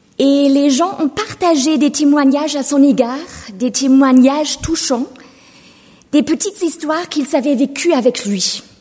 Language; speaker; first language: French; non-native, fluent; German